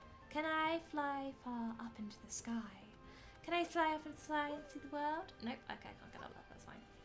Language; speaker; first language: English; native; English